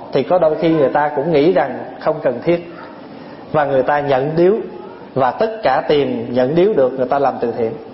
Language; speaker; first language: Vietnamese; early bilingual, other home language; English